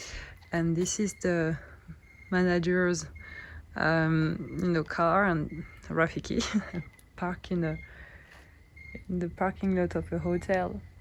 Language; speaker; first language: English; non-native, fluent; French